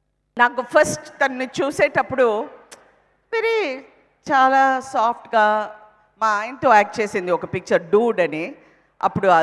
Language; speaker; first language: Telugu; non-native, fluent; Tamil